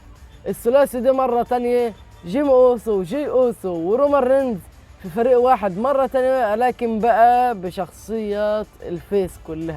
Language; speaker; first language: Arabic; native; Arabic